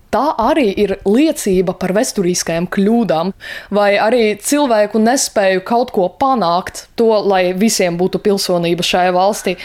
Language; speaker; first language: Latvian; non-native, local second language; Russian